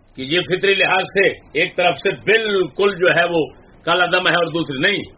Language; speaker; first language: Urdu; non-native, local second language; Punjabi